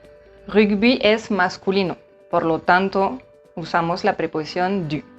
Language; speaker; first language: Spanish; non-native, fluent; French